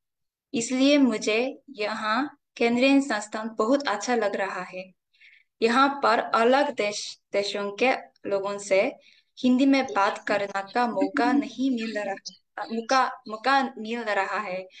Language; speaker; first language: Hindi; non-native, fluent; Korean